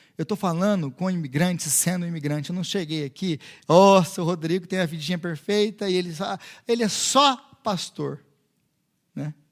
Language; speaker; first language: Portuguese; native; Portuguese